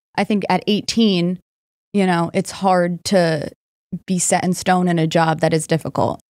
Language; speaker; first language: English; native; English